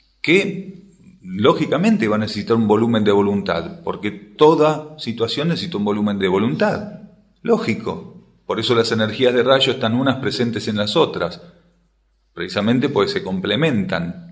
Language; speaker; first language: Spanish; native; Spanish